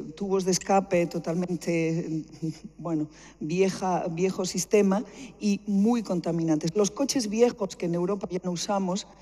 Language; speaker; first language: Spanish; native; Spanish